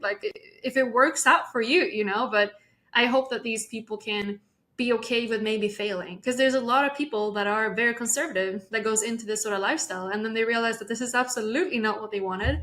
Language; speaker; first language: English; non-native, fluent; Swedish